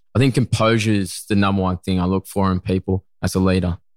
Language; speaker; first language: English; native; English